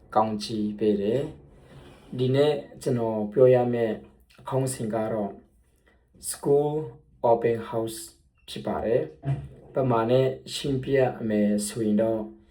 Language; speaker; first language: Burmese; non-native, local second language; Tedim Chin